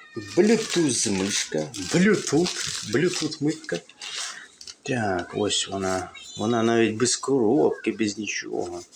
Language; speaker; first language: Ukrainian; non-native, local second language; Russian